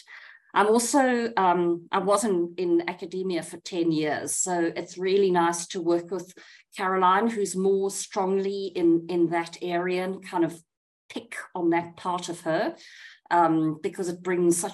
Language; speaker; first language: English; native; English